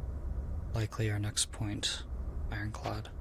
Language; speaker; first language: English; native; English